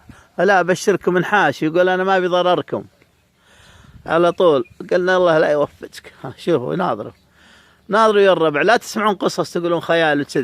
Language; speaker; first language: Arabic; native; Arabic